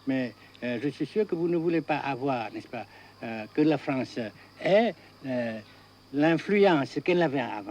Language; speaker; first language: French; non-native, fluent; Vietnamese